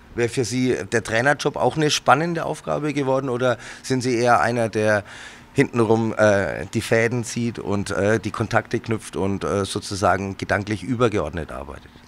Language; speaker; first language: German; native; German